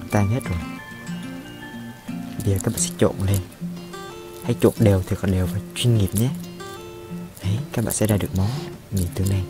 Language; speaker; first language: Vietnamese; native; Vietnamese